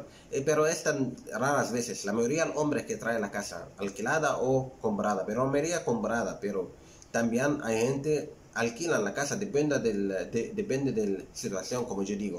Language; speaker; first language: Spanish; non-native, fluent; Arabic